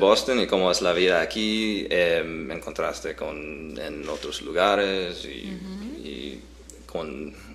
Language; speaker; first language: Spanish; non-native, fluent; English